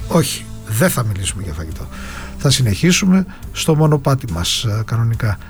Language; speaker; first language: Greek; native; Greek